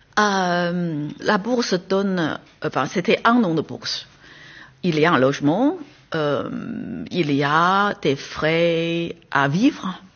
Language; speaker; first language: French; non-native, fluent; Chinese